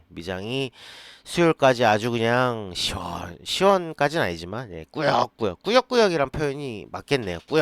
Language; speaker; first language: Korean; native; Korean